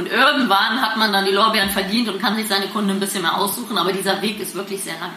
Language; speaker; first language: German; native; German